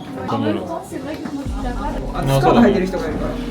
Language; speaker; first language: Japanese; native; Japanese